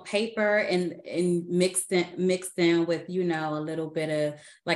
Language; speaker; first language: English; native; English